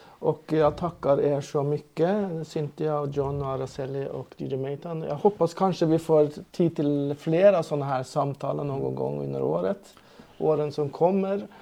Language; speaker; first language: Swedish; non-native, fluent; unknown